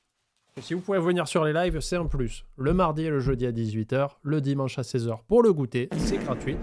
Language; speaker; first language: French; native; French